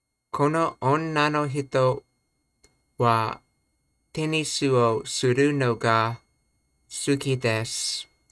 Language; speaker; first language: Japanese; non-native, learner; English